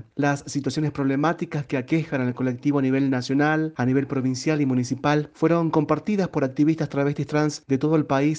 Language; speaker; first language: Spanish; native; Spanish